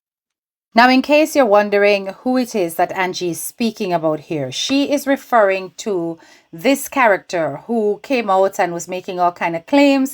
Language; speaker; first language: English; native; English